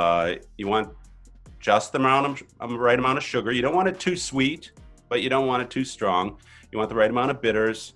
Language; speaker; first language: English; native; English